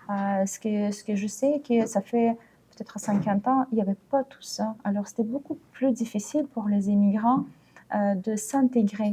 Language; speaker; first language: French; non-native, fluent; Ukrainian